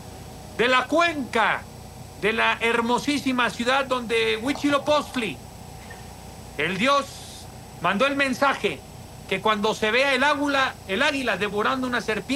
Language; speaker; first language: Spanish; native; Spanish